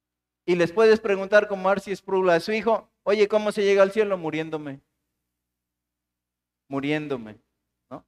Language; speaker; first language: Spanish; native; Spanish